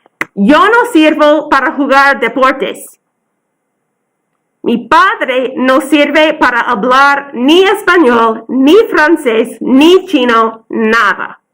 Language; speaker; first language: Spanish; non-native, fluent; English